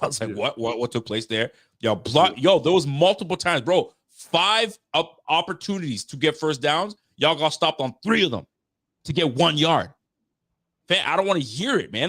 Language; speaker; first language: English; native; English